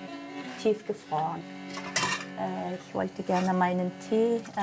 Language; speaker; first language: German; non-native, fluent; Mongolian